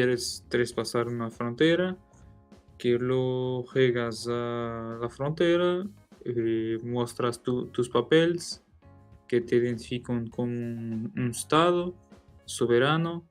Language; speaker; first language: Spanish; non-native, learner; Portuguese